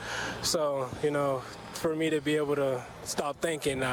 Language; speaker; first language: English; native; English